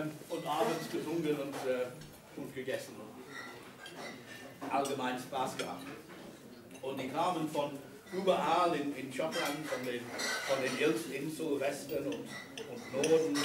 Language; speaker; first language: German; non-native, fluent; English